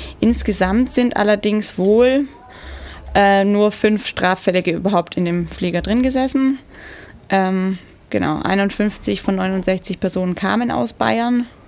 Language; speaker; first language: German; native; German